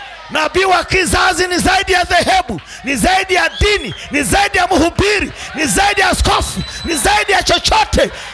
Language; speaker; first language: Swahili; native; Swahili